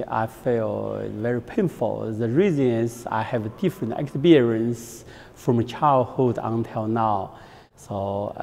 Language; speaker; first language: English; non-native, learner; Chinese